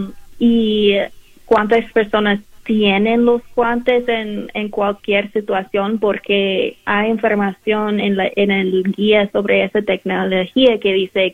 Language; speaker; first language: Spanish; non-native, learner; English